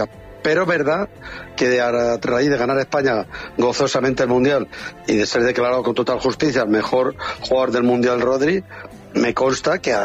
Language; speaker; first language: Spanish; native; Spanish